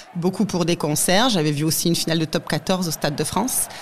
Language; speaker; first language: French; native; French